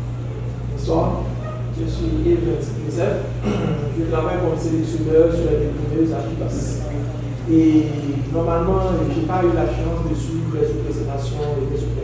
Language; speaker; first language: French; non-native, local second language; Haitian Creole